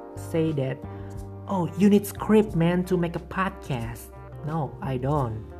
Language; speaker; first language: English; non-native, fluent; Indonesian